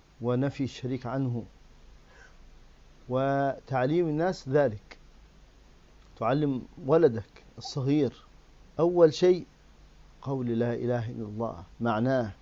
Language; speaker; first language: Arabic; native; Arabic